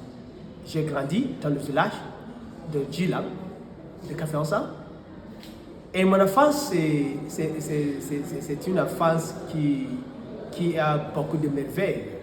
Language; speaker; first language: French; non-native, fluent; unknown